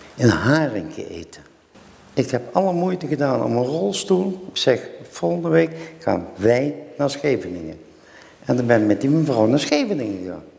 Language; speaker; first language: Dutch; native; Dutch